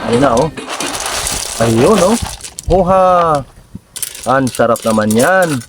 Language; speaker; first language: Filipino; native; Filipino